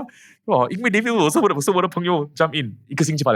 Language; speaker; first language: Chinese; non-native, local second language; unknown